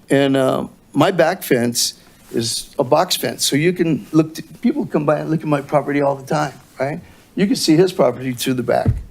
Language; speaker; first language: English; native; English